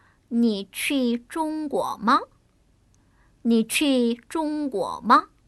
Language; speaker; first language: Chinese; non-native, fluent; Korean